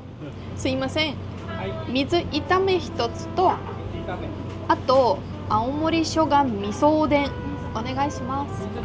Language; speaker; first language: Japanese; non-native, fluent; Russian